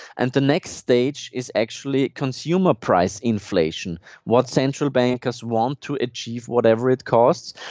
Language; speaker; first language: English; non-native, fluent; German